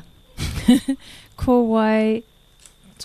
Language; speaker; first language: Māori; non-native, local second language; English